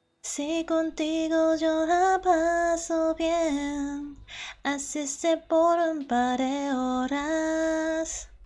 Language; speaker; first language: Spanish; non-native, learner; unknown